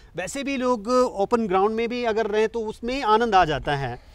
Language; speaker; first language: Hindi; native; Hindi